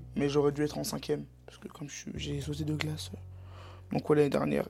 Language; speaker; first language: French; native; French